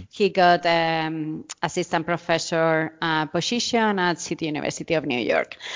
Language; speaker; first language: English; non-native, fluent; Spanish